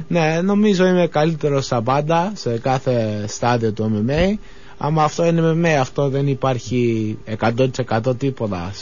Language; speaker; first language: Greek; early bilingual, other home language; English